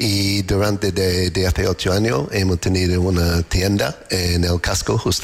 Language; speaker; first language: Spanish; non-native, learner; English